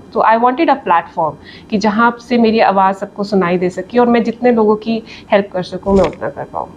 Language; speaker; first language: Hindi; native; Hindi